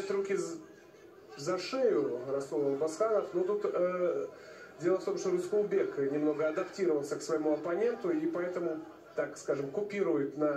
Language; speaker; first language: Russian; native; Russian